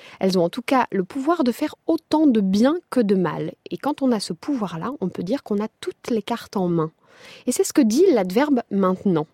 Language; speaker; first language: French; native; French